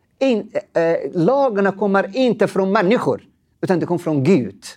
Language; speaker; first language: Swedish; non-native, fluent; Arabic